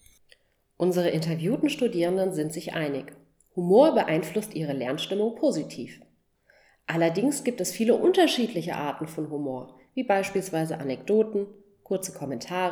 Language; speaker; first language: German; native; German